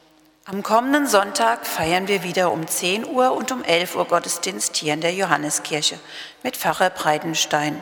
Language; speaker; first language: German; native; German